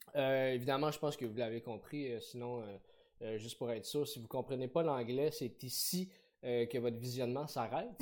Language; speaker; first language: French; native; French